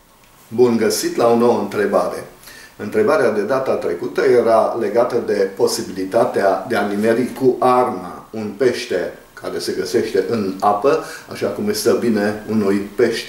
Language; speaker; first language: Romanian; native; Romanian